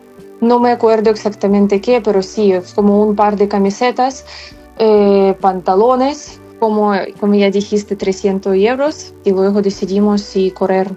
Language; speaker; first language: Spanish; non-native, fluent; Ukrainian